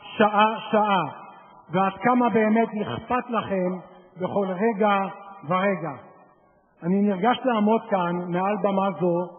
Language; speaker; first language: Hebrew; native; Hebrew